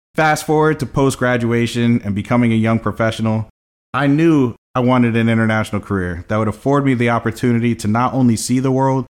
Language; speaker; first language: English; native; English